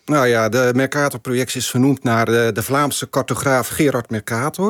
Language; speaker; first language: Dutch; native; Dutch